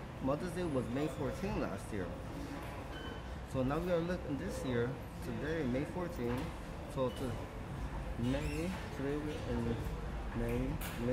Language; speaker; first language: English; early bilingual, other home language; Spanish